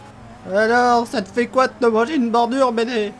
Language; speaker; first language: French; native; French